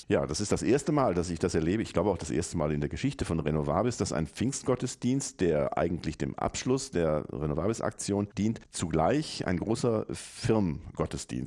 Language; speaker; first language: German; native; German